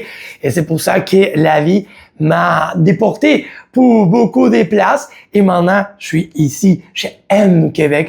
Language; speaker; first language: French; non-native, learner; Spanish